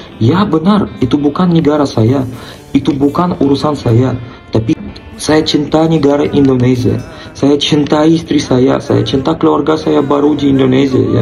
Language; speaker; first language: Indonesian; non-native, learner; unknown